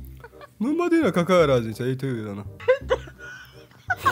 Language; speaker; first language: Russian; non-native, learner; Tajik